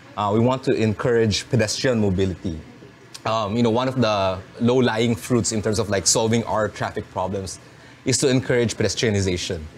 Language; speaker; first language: English; non-native, local second language; Filipino